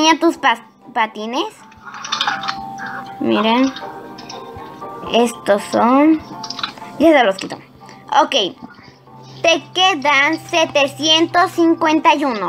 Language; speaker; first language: Spanish; native; Spanish